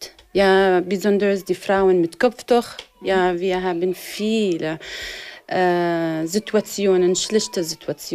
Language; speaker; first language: German; non-native, learner; Arabic